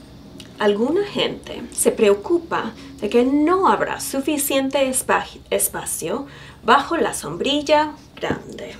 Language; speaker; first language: Spanish; non-native, fluent; English